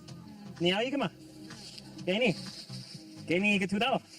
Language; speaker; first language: Chinese; non-native, learner; English